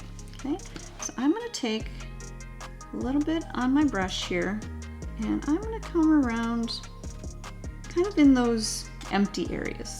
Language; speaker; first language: English; native; English